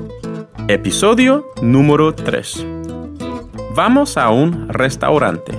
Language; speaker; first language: Spanish; non-native, fluent; English